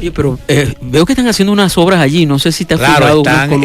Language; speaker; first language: Spanish; native; Spanish